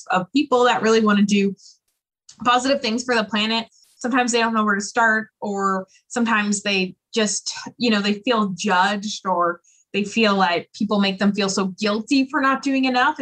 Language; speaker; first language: English; native; English